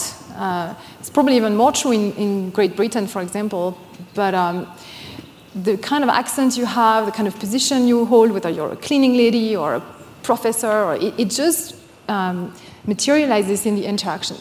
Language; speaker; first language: English; non-native, fluent; French